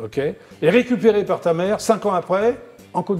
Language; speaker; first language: French; native; French